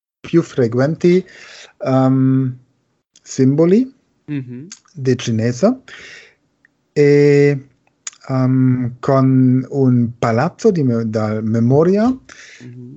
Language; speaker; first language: Italian; non-native, learner; German